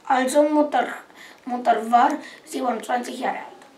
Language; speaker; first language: German; non-native, learner; Romanian